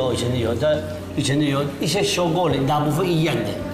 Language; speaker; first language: Chinese; non-native, learner; Persian